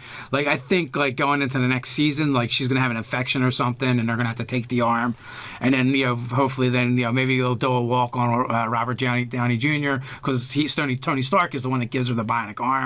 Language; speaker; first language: English; native; English